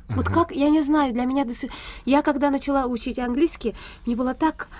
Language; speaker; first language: Russian; non-native, fluent; Pashto